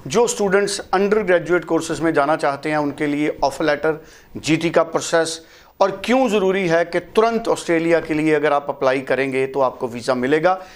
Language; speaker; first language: Hindi; native; Hindi